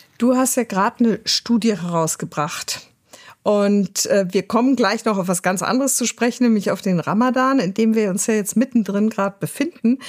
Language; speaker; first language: German; native; German